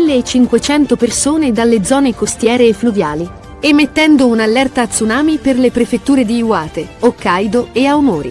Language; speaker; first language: Italian; native; Italian